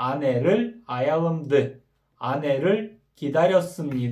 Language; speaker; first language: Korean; non-native, fluent; Kyrgyz